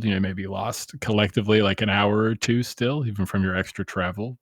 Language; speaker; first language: English; native; English